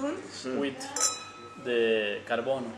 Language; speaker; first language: English; non-native, learner; Spanish